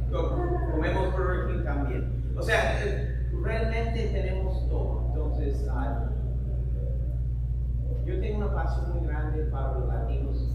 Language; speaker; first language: Spanish; non-native, fluent; English